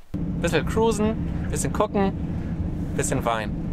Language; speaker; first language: German; native; German